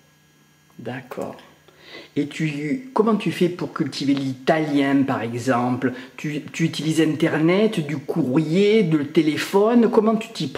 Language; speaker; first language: French; native; French